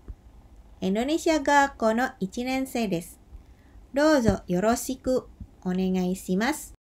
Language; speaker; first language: Japanese; non-native, fluent; Indonesian